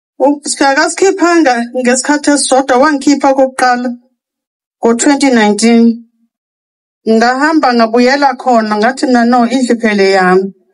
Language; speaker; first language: Zulu; native; Zulu